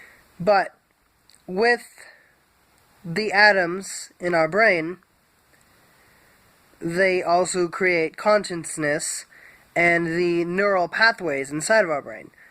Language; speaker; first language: English; native; English